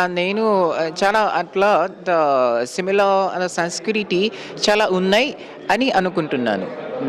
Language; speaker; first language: Telugu; non-native, learner; Japanese